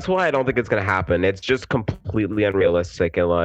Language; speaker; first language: English; native; English